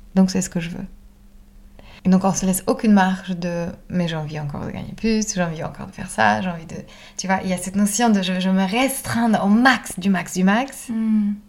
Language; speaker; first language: French; non-native, fluent; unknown